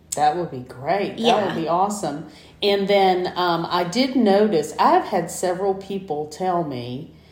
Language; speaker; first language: English; native; English